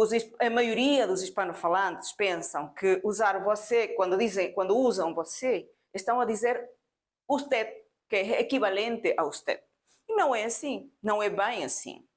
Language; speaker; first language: Portuguese; non-native, fluent; Spanish